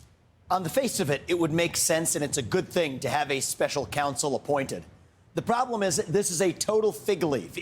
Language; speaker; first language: English; native; English